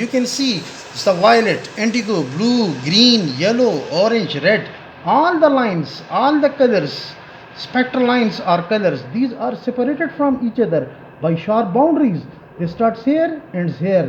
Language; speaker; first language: English; non-native, local second language; Pashto